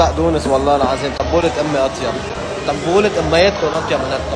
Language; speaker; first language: Arabic; native; Arabic